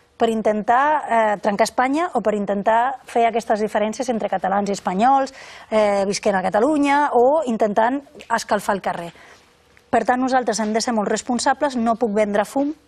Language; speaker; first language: Catalan; non-native, local second language; Spanish